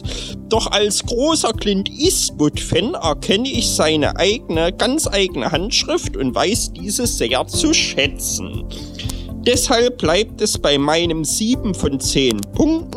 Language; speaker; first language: German; native; German